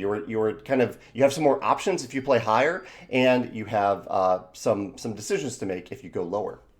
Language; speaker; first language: English; native; English